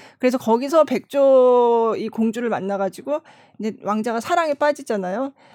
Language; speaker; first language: Korean; native; Korean